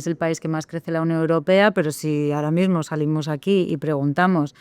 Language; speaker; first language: Spanish; native; Spanish